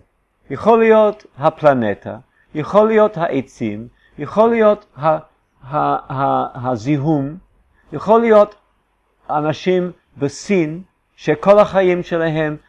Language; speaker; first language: Hebrew; non-native, fluent; English